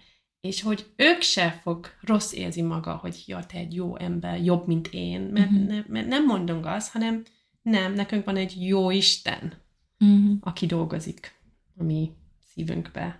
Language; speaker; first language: Hungarian; non-native, learner; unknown